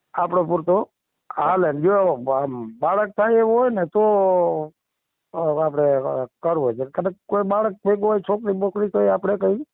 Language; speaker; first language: Gujarati; native; Gujarati